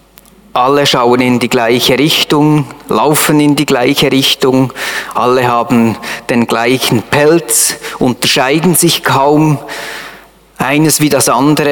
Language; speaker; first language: German; native; German